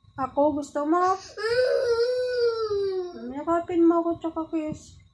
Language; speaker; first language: Filipino; native; Filipino